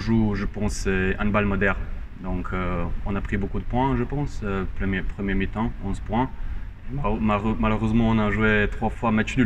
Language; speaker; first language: French; non-native, fluent; Croatian